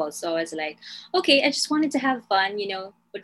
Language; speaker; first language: English; non-native, local second language; Filipino